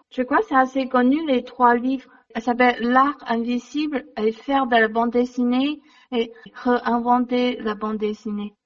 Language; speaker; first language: French; non-native, learner; Chinese